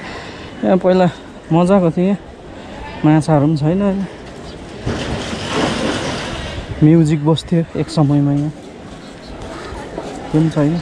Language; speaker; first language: Nepali; native; Nepali